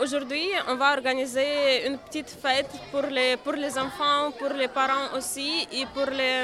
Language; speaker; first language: French; non-native, learner; Ukrainian